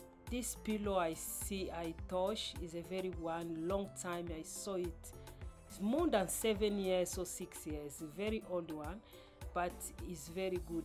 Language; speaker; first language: English; non-native, learner; Lingala